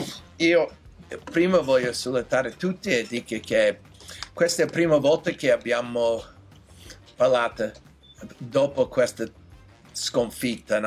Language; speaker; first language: Italian; non-native, learner; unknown